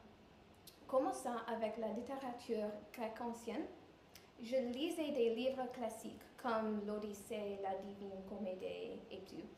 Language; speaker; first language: French; non-native, learner; English